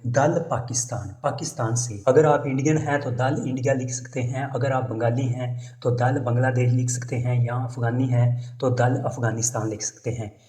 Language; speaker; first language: Urdu; non-native, local second language; Punjabi